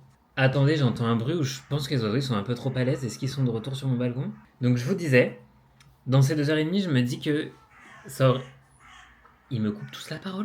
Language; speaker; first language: French; native; French